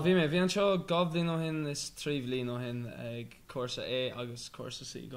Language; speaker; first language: Irish; non-native, local second language; English